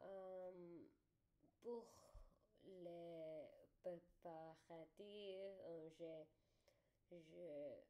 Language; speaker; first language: French; non-native, learner; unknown